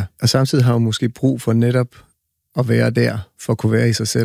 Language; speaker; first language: Danish; native; Danish